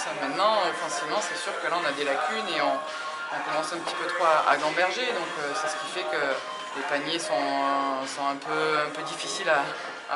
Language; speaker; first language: French; native; French